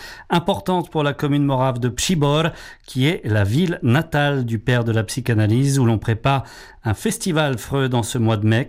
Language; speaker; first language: French; native; French